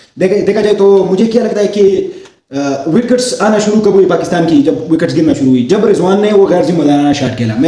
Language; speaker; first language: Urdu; non-native, local second language; Pashto